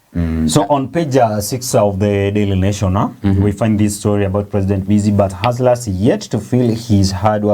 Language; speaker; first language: English; non-native, local second language; Swahili